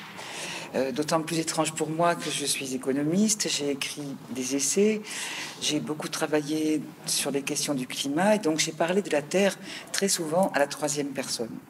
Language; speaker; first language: French; native; French